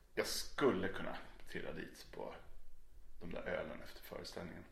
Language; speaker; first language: Swedish; native; Swedish